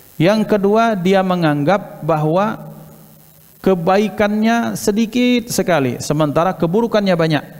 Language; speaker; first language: Malay; non-native, local second language; Javanese